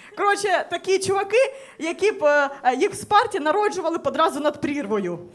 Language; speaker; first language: Ukrainian; native; Ukrainian